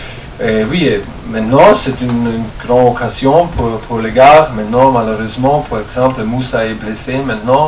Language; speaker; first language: French; non-native, learner; German